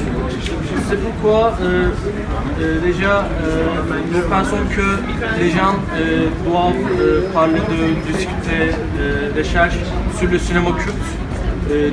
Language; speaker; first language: French; non-native, learner; Turkish